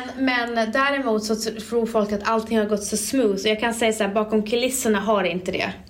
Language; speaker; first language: Swedish; early bilingual, other home language; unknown